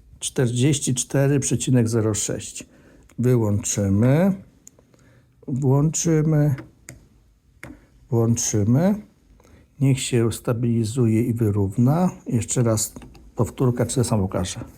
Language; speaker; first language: Polish; native; Polish